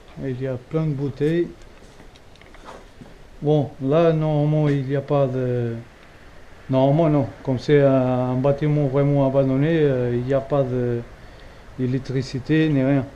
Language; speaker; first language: French; non-native, fluent; Portuguese